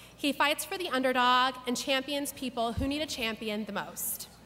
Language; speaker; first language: English; native; English